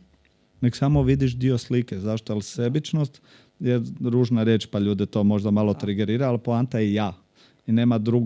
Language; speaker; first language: Croatian; native; Croatian